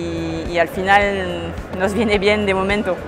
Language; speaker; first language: Spanish; non-native, fluent; French